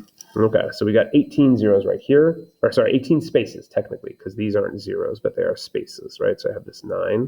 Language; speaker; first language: English; native; English